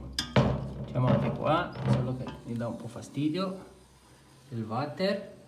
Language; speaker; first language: Italian; non-native, fluent; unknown